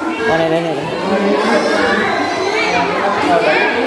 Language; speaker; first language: Vietnamese; native; Vietnamese